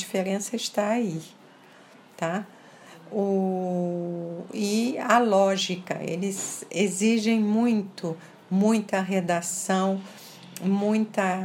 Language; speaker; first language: Portuguese; early bilingual, other home language; French